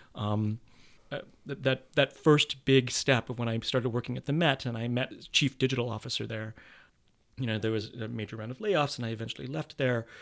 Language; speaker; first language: English; native; English